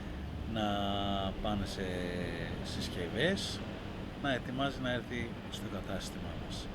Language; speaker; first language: Greek; non-native, learner; Persian